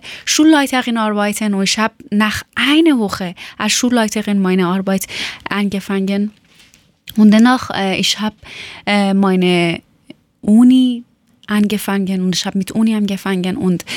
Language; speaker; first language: German; non-native, learner; Persian